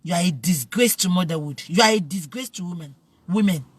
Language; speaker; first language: English; non-native, local second language; Yoruba